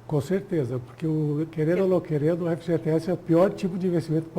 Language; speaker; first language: Portuguese; native; Portuguese